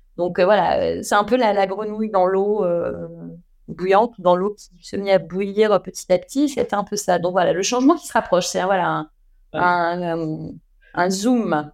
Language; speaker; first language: French; native; French